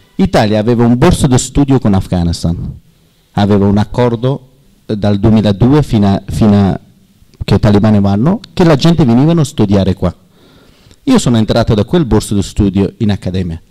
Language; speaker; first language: Italian; non-native, learner; Persian